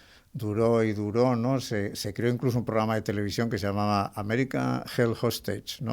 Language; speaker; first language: Spanish; native; Spanish